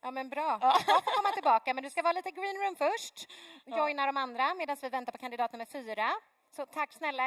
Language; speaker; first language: Swedish; native; Swedish